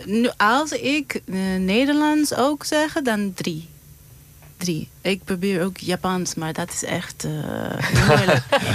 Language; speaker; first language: Dutch; non-native, learner; Greek